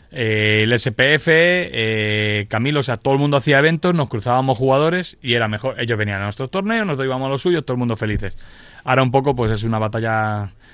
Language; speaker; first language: Spanish; native; Spanish